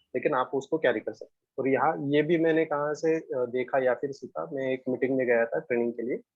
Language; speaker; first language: Hindi; non-native, local second language; Marathi